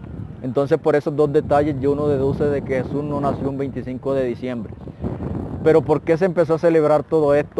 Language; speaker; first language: Spanish; native; Spanish